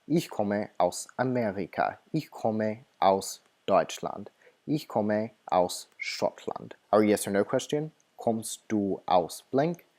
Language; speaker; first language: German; non-native, fluent; English